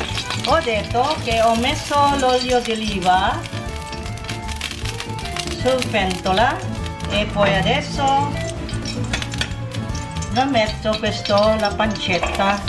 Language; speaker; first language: Italian; non-native, local second language; Filipino